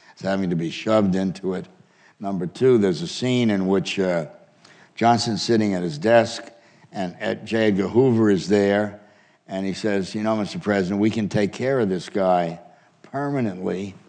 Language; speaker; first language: English; native; English